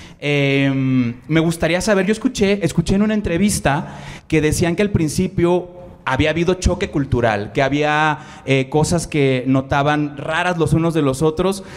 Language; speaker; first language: Spanish; native; Spanish